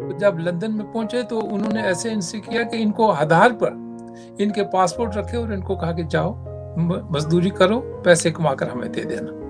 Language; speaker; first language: Urdu; non-native, local second language; Punjabi